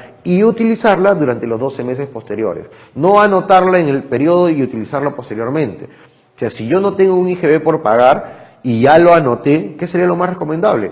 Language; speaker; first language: Spanish; native; Spanish